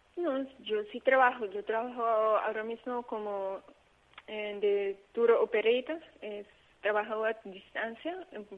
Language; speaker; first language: Spanish; early bilingual, heritage; Spanish